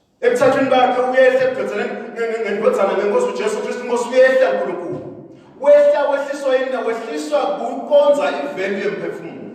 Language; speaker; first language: Zulu; non-native, local second language; Swati